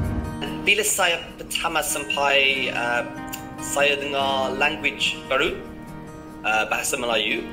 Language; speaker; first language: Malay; non-native, learner; English